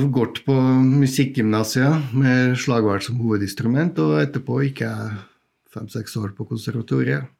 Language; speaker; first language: Norwegian; non-native, fluent; Bulgarian